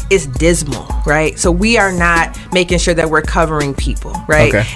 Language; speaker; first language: English; native; English